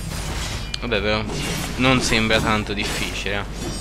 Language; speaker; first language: Italian; native; Italian